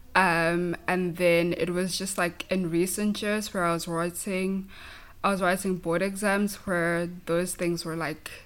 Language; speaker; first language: English; non-native, local second language; Zulu